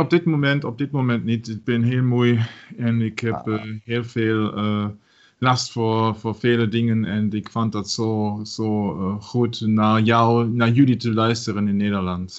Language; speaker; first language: Dutch; non-native, learner; German